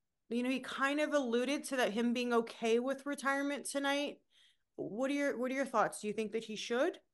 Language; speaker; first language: English; native; English